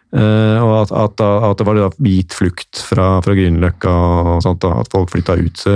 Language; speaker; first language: Norwegian; native; Norwegian